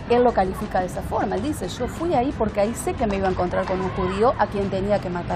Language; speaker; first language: Spanish; native; Spanish